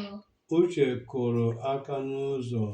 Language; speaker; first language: Igbo; native; Igbo